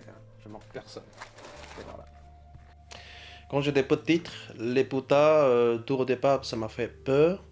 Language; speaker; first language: French; non-native, fluent; Chinese